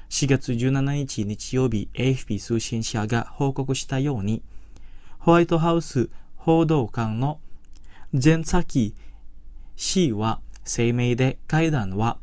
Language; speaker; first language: Japanese; non-native, fluent; Indonesian